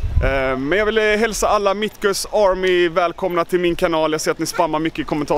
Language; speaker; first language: Swedish; native; Swedish